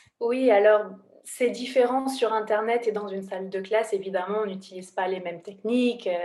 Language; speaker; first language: French; native; French